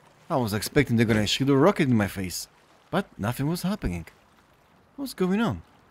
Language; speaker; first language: English; non-native, fluent; Slovak